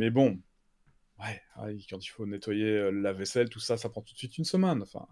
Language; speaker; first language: French; native; French